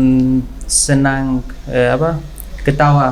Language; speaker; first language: Indonesian; non-native, learner; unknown